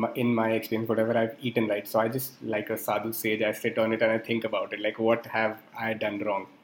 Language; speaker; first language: English; non-native, local second language; Hindi